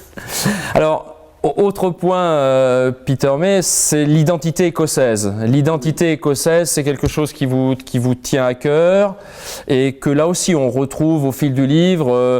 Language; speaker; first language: French; native; French